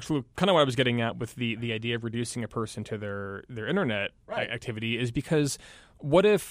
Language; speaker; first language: English; native; English